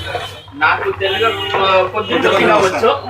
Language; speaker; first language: Telugu; non-native, learner; Kannada